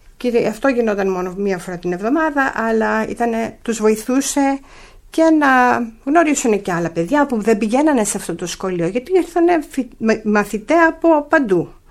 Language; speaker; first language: Greek; early bilingual, heritage; Greek